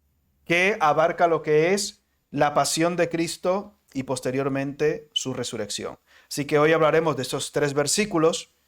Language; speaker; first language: Spanish; native; Spanish